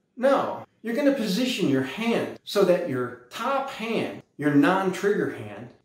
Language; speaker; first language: English; native; English